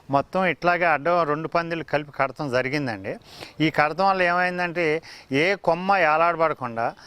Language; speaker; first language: Telugu; native; Telugu